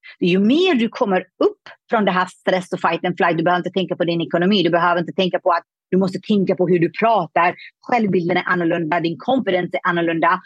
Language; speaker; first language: Swedish; non-native, fluent; Persian